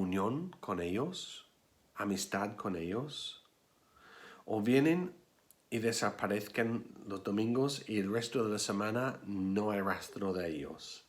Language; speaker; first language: Spanish; non-native, fluent; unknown